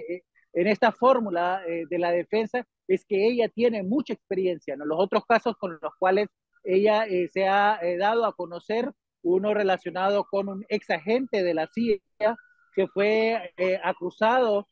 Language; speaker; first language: Spanish; native; Spanish